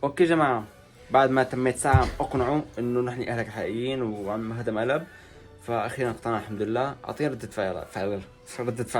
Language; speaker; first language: Arabic; native; Arabic